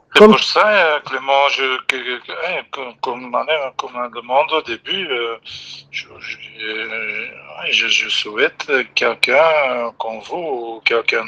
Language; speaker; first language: French; non-native, local second language; Dutch